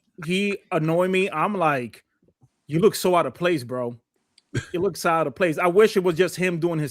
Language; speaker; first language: English; native; English